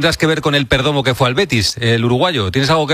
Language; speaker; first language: Spanish; native; Spanish